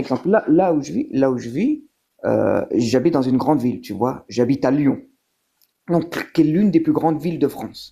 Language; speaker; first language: French; native; French